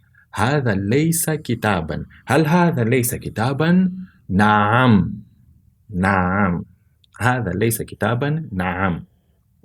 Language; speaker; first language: Arabic; non-native, fluent; Portuguese